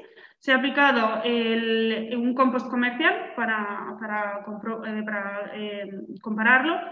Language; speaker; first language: Spanish; native; Spanish